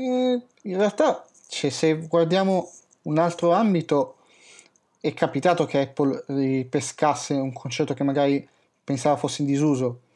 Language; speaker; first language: Italian; native; Italian